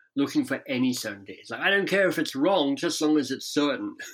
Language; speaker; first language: English; native; English